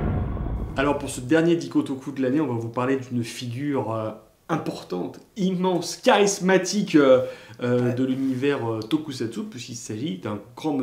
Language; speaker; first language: French; native; French